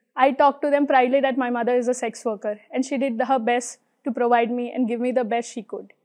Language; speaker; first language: English; non-native, local second language; Hindi